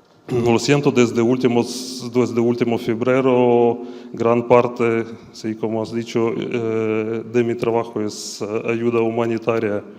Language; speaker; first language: Spanish; non-native, fluent; Ukrainian